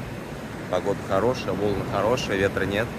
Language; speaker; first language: Russian; native; Russian